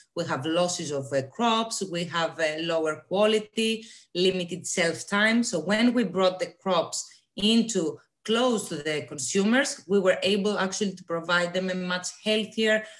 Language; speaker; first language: English; non-native, fluent; Greek